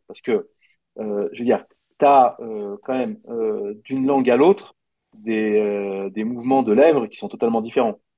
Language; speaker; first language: French; native; French